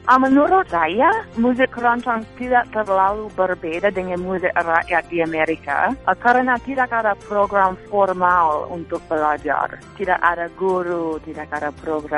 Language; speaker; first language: Indonesian; non-native, fluent; English